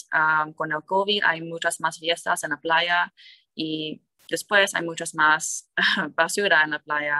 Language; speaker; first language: Spanish; non-native, learner; English